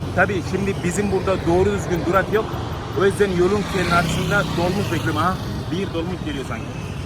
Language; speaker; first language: Turkish; non-native, fluent; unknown